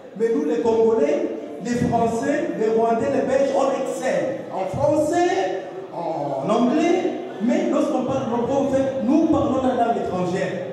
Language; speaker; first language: French; non-native, local second language; Swahili